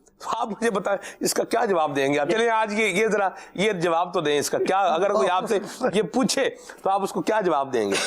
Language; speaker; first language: Urdu; non-native, local second language; Punjabi